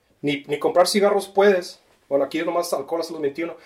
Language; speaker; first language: Spanish; native; Spanish